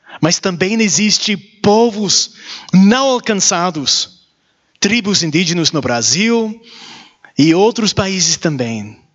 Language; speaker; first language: Portuguese; non-native, learner; English